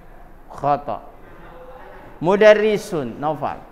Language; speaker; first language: Arabic; non-native, fluent; Indonesian